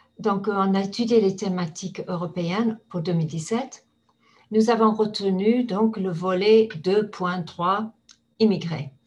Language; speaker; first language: French; non-native, fluent; English